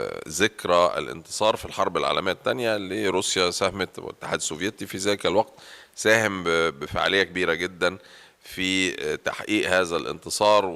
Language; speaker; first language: Arabic; native; Arabic